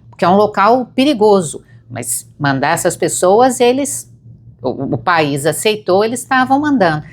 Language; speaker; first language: Portuguese; native; Portuguese